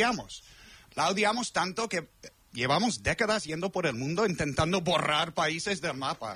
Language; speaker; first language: Spanish; non-native, fluent; English